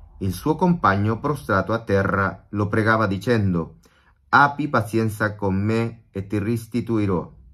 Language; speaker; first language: Italian; non-native, fluent; Spanish